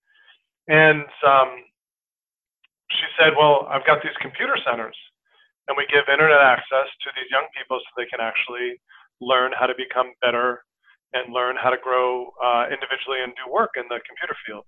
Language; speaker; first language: English; native; English